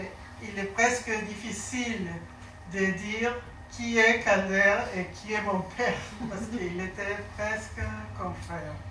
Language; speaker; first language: French; non-native, learner; Spanish